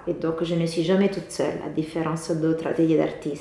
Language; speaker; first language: French; non-native, fluent; Italian